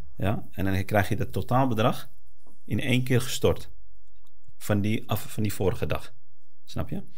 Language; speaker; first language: Dutch; early bilingual, other home language; Arabic